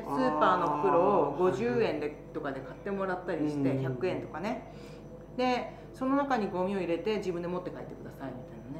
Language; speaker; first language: Japanese; native; Japanese